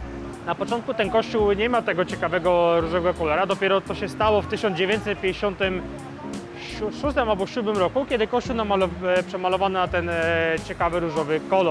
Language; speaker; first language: Polish; native; Polish